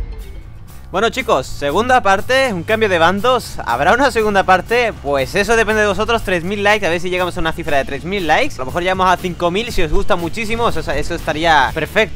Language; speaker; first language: Spanish; native; Spanish